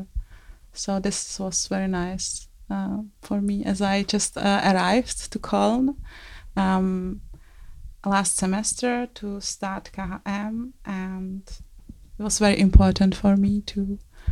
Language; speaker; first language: English; non-native, fluent; Czech